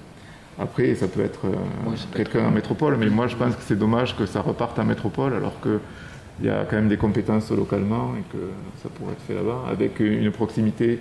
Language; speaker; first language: French; native; French